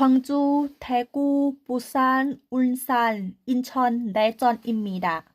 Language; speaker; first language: Korean; non-native, learner; Thai